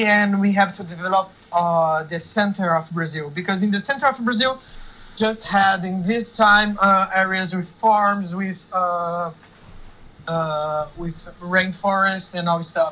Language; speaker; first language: English; non-native, learner; Portuguese